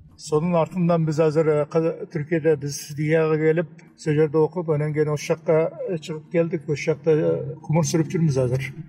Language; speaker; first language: Kazakh; early bilingual, heritage; Kazakh